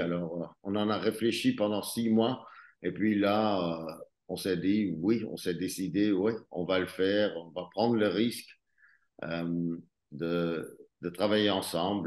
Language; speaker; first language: French; non-native, local second language; Dutch